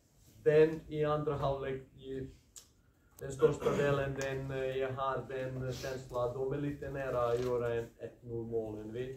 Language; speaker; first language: Swedish; non-native, fluent; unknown